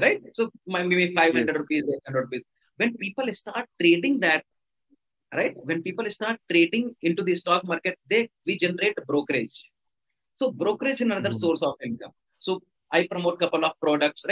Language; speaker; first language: English; non-native, local second language; Hindi